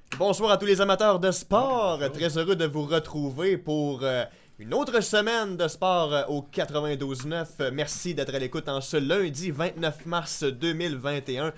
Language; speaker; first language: French; native; French